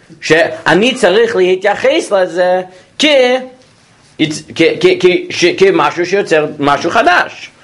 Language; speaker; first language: Hebrew; non-native, fluent; English